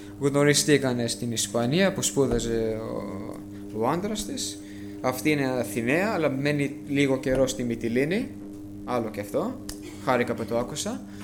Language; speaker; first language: Greek; early bilingual, heritage; Greek